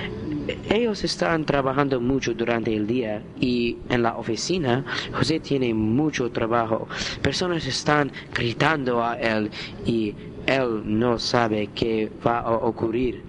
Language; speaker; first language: Spanish; non-native, learner; English